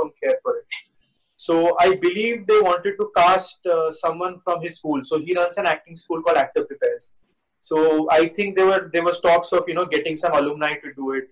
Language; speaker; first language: English; non-native, local second language; Hindi